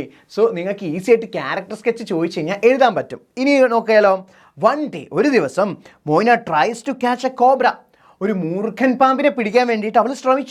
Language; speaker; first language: Malayalam; native; Malayalam